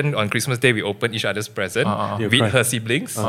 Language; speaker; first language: English; non-native, local second language; Min Nan Chinese